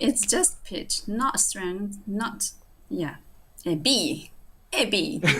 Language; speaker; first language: English; non-native, learner; Japanese